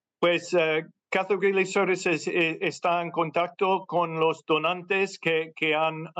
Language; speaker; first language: Spanish; non-native, fluent; English